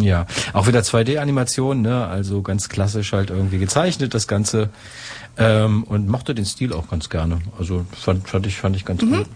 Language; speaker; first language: German; native; German